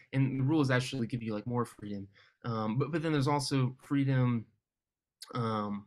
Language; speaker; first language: English; native; English